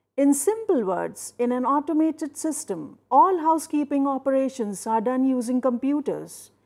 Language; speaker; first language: English; non-native, local second language; Hindi